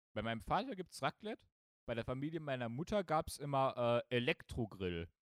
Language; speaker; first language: German; early bilingual, other home language; Polish